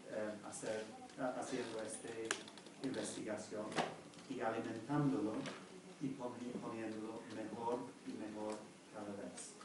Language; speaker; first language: Spanish; non-native, fluent; English